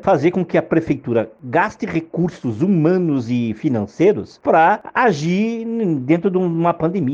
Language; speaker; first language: Portuguese; native; Portuguese